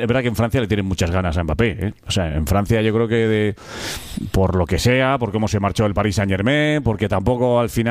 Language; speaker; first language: Spanish; native; Spanish